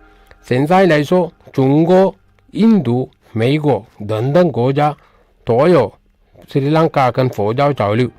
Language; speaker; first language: Chinese; non-native, learner; Sinhala